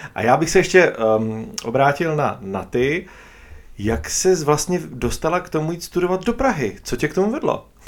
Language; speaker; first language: Czech; native; Czech